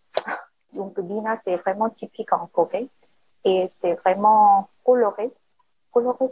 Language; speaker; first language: French; non-native, learner; Korean